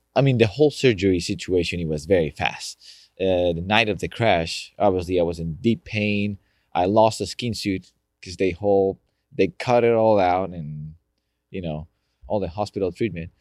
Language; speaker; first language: English; non-native, fluent; Spanish